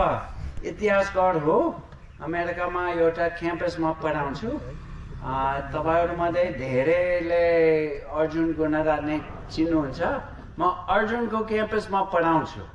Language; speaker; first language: Nepali; non-native, fluent; English